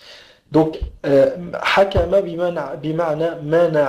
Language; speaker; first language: Arabic; non-native, fluent; French